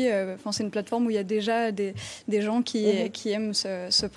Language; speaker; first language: French; native; French